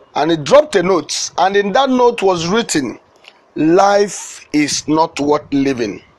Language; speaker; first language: English; non-native, local second language; Igbo